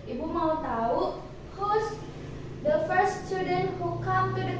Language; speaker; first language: English; non-native, fluent; Indonesian